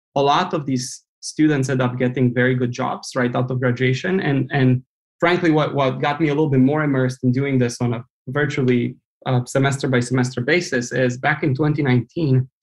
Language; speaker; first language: English; non-native, fluent; Romanian